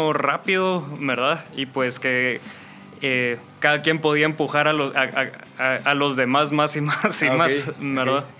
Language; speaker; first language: Spanish; native; Spanish